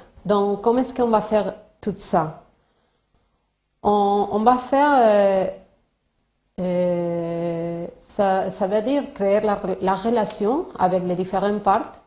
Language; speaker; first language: French; non-native, fluent; Spanish